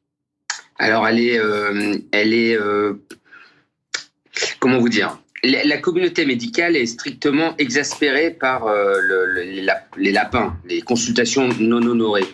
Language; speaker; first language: French; native; French